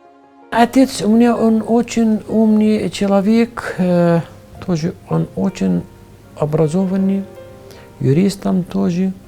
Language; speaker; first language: Russian; non-native, fluent; Arabic